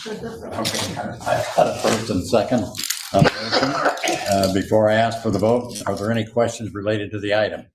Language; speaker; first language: English; native; English